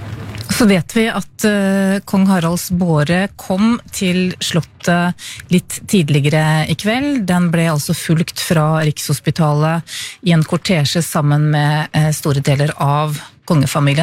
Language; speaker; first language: Norwegian; native; Norwegian